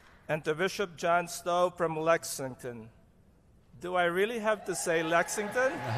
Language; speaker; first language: English; non-native, local second language; Cebuano